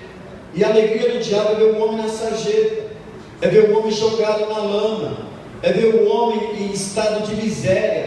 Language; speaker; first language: Portuguese; native; Portuguese